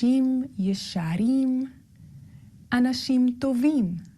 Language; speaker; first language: Hebrew; non-native, learner; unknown